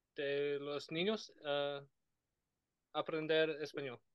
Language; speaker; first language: Spanish; non-native, learner; English